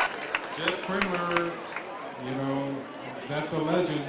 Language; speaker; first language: English; native; English